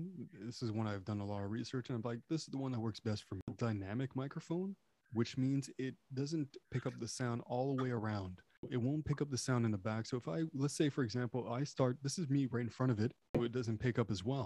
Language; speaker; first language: English; non-native, fluent; French